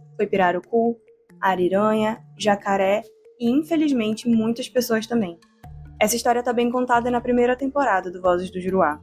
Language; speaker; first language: Portuguese; native; Portuguese